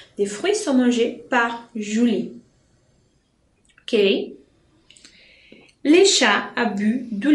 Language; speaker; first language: French; non-native, fluent; Portuguese